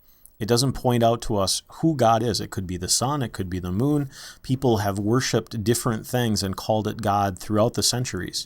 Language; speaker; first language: English; native; English